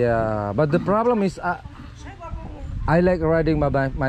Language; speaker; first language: English; non-native, learner; Indonesian